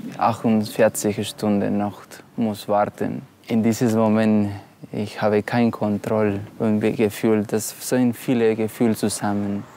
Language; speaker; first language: German; non-native, learner; Spanish